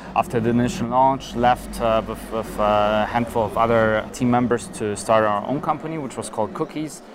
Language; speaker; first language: English; non-native, fluent; German